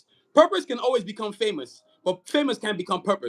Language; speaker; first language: English; native; English